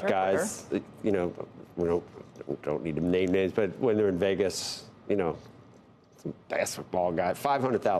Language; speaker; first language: English; native; English